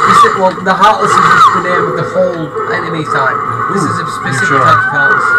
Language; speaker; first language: English; native; English